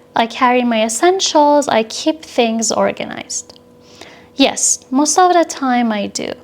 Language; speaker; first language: English; non-native, fluent; Persian